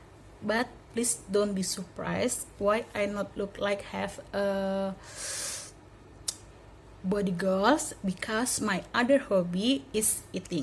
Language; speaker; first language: English; non-native, learner; Indonesian